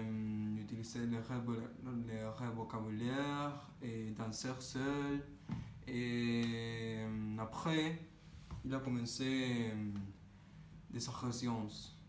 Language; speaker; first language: French; non-native, learner; Spanish